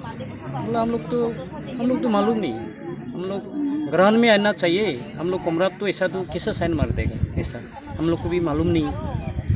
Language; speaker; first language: Hindi; non-native, local second language; Bangla